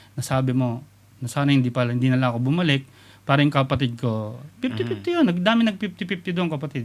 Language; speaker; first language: Filipino; native; Filipino